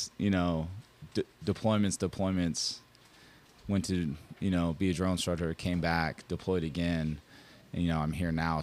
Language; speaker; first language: English; native; English